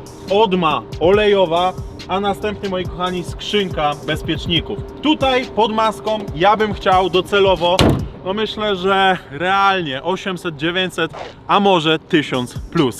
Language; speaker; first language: Polish; native; Polish